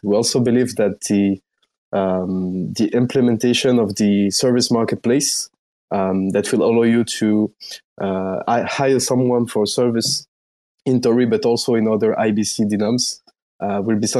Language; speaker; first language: English; non-native, fluent; French